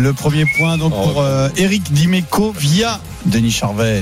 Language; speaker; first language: French; native; French